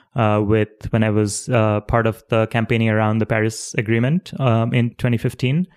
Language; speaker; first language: English; non-native, local second language; Bangla